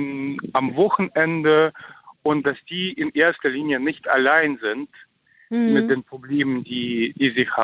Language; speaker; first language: German; non-native, fluent; Ukrainian